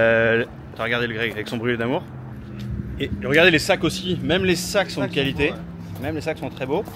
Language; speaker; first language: French; native; French